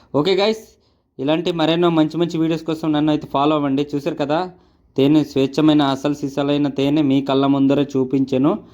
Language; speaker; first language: Telugu; native; Telugu